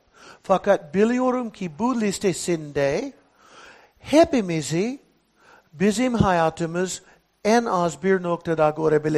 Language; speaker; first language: Turkish; non-native, fluent; English